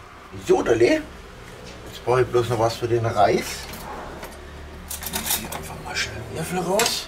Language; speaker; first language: German; native; German